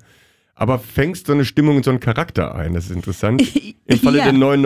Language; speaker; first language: German; native; German